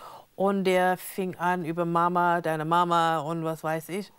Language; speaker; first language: German; non-native, fluent; English